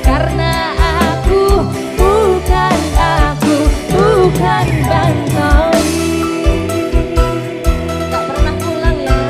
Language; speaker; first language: Indonesian; native; Indonesian